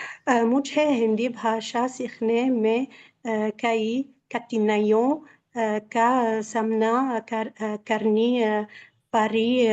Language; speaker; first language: Hindi; non-native, learner; Arabic